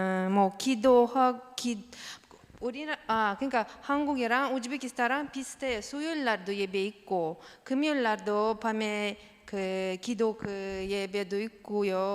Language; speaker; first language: Korean; non-native, learner; Russian